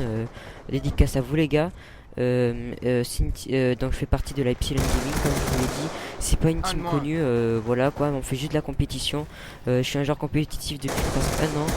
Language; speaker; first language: French; native; French